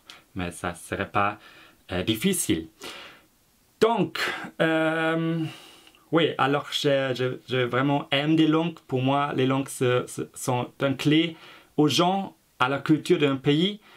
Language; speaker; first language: French; non-native, fluent; German